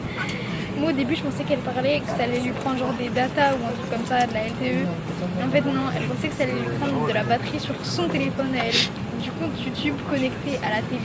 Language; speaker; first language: French; native; French